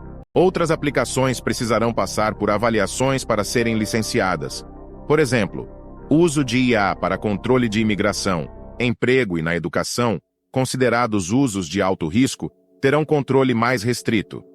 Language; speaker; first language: Portuguese; native; Portuguese